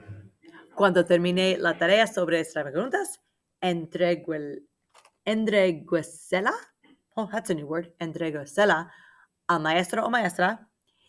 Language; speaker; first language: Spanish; non-native, learner; English